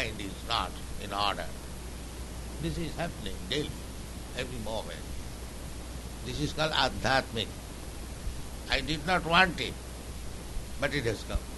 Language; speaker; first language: English; non-native, local second language; Bangla